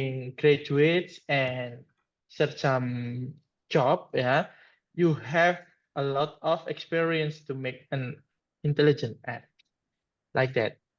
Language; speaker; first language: English; non-native, learner; Indonesian